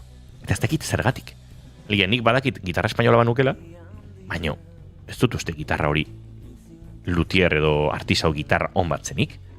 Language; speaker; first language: Basque; native; Basque